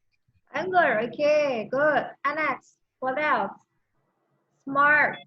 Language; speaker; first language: English; non-native, fluent; Indonesian